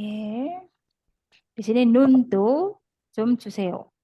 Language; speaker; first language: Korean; non-native, fluent; Indonesian